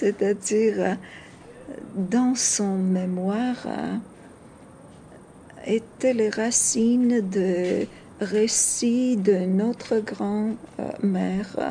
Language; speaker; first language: French; non-native, fluent; Georgian